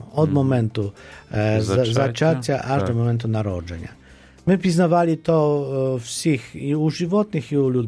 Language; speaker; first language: Polish; non-native, fluent; Ukrainian